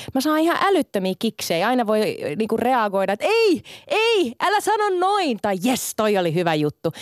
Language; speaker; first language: Finnish; early bilingual, other home language; Sinhala